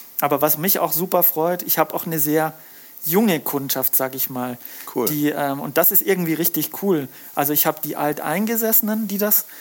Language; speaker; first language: German; native; German